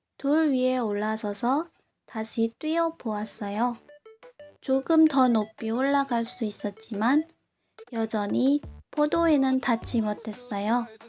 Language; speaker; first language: Korean; non-native, learner; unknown